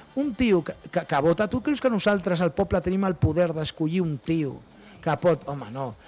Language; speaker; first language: Catalan; non-native, local second language; Spanish